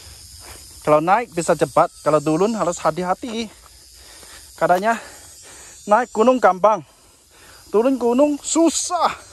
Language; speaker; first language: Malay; non-native, fluent; Chinese